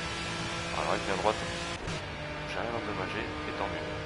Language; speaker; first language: French; native; French